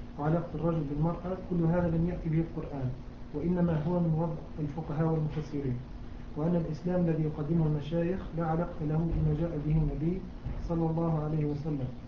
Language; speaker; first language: Arabic; native; Arabic